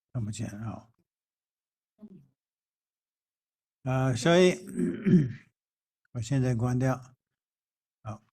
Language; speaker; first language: Chinese; non-native, fluent; English